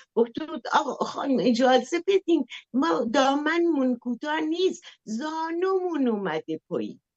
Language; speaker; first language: Persian; native; Persian